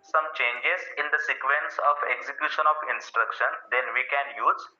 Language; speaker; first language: English; non-native, local second language; Marathi